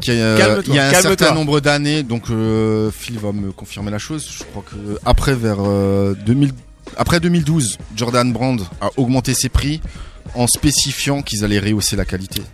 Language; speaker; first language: French; native; French